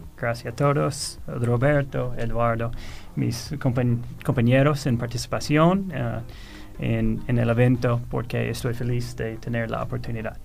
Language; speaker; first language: Spanish; non-native, fluent; English